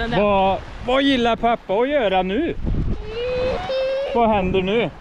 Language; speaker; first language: Swedish; native; Swedish